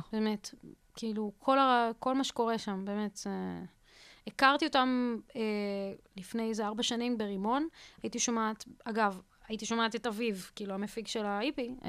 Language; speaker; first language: Hebrew; early bilingual, other home language; Russian